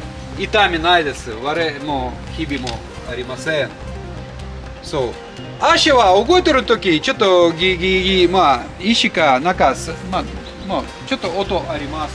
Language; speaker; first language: Japanese; non-native, fluent; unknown